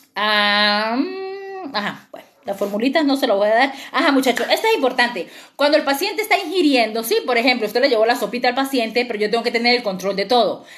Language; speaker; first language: Spanish; native; Spanish